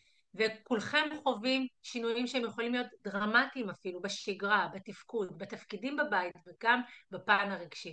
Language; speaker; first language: Hebrew; native; Hebrew